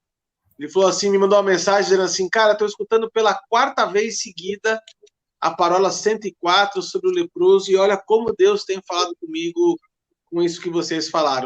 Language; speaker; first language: Portuguese; native; Portuguese